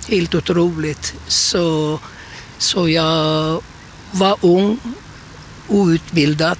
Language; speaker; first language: Swedish; non-native, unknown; Turkish